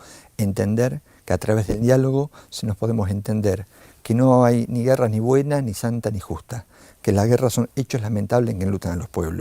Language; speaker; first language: Spanish; native; Spanish